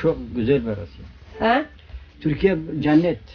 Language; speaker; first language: Turkish; non-native, learner; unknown